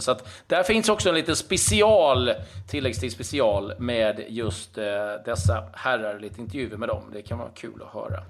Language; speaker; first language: Swedish; native; Swedish